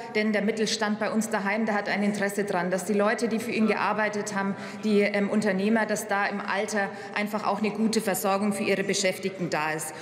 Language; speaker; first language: German; native; German